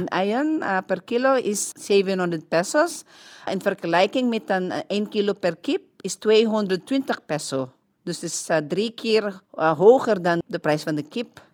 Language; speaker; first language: Dutch; non-native, learner; Filipino